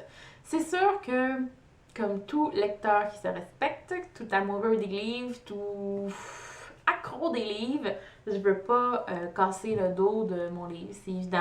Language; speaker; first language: French; native; French